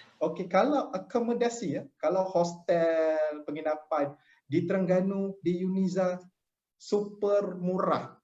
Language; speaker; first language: Malay; native; Malay